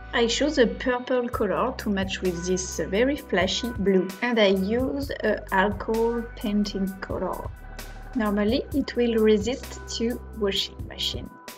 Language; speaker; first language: English; non-native, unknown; French